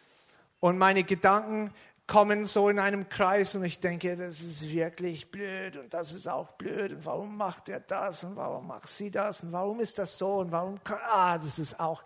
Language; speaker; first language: German; non-native, fluent; English